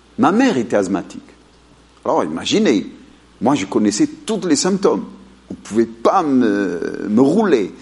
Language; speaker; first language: French; non-native, fluent; Amharic